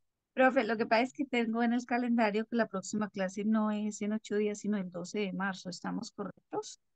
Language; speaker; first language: Spanish; native; Spanish